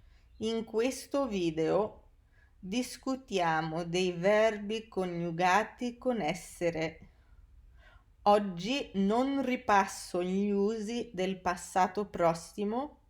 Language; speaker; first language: Italian; non-native, fluent; English